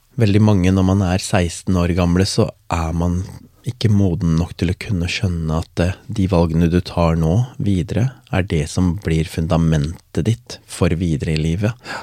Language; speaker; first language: Norwegian; non-native, local second language; Tamil